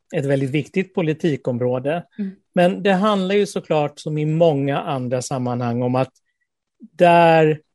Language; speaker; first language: Swedish; native; Swedish